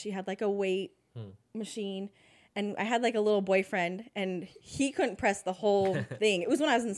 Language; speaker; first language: English; native; English